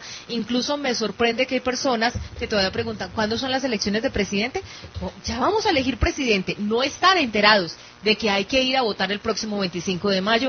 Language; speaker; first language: Spanish; native; Spanish